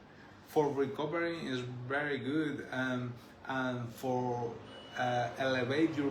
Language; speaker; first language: English; non-native, learner; Spanish